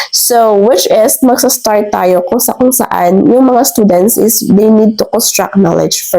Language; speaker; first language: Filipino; native; Filipino